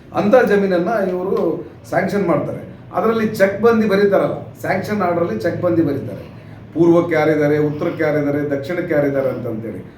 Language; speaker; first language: Kannada; non-native, local second language; Urdu